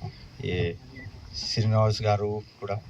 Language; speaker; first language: Telugu; non-native, learner; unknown